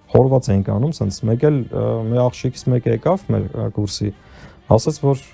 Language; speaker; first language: Armenian; early bilingual, heritage; Armenian